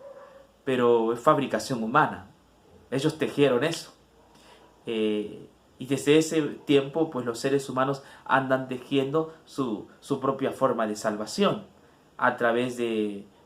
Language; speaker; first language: Spanish; native; Spanish